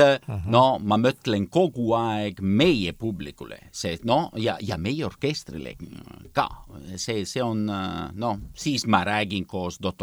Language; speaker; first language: Estonian; non-native, learner; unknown